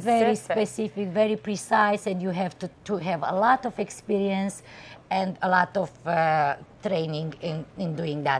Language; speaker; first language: English; non-native, fluent; Romanian